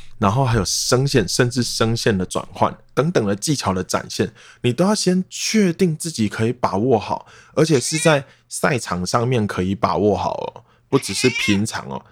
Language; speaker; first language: Chinese; non-native, local second language; Min Nan Chinese